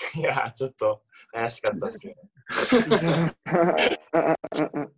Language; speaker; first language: Japanese; native; Japanese